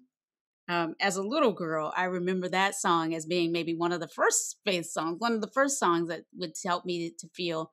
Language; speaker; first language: English; native; English